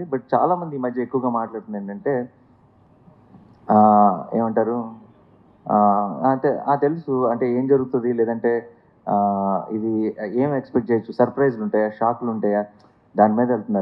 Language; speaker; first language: Telugu; native; Telugu